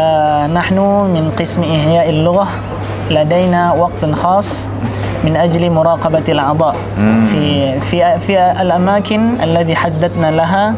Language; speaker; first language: Arabic; non-native, fluent; Indonesian